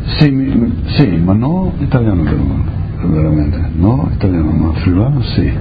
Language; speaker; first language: Italian; early bilingual, heritage; Italian